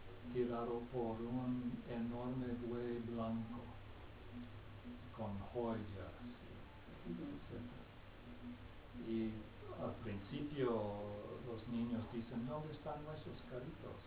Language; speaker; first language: Spanish; non-native, fluent; English